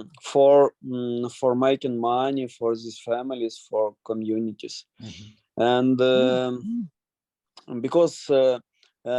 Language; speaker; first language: English; non-native, learner; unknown